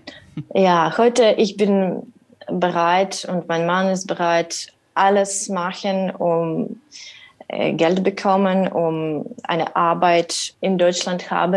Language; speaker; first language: German; non-native, learner; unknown